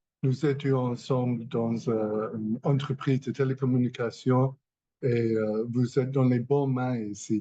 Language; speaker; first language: French; non-native, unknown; English